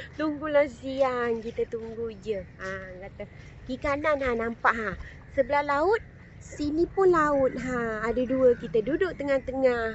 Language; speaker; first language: Malay; native; Malay